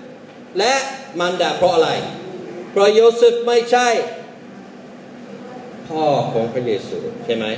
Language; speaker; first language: Thai; non-native, fluent; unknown